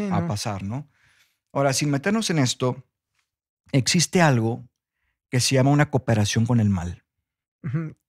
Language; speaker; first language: Spanish; native; Spanish